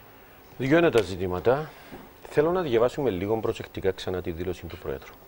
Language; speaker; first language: Greek; native; Greek